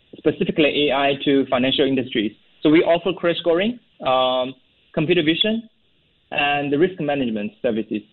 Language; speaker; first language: English; non-native, fluent; Chinese